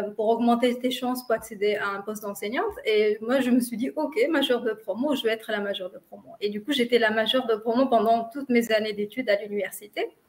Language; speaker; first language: French; non-native, local second language; Arabic